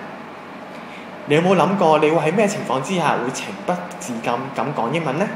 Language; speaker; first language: Chinese; non-native, local second language; Cantonese